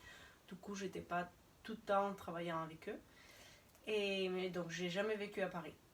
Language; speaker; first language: French; non-native, fluent; Spanish